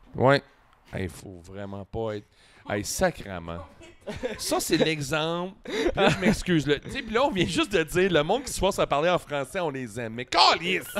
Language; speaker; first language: French; native; French